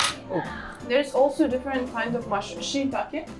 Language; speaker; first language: English; non-native, fluent; Ukrainian